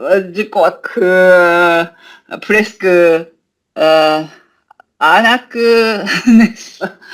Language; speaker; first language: French; non-native, learner; Japanese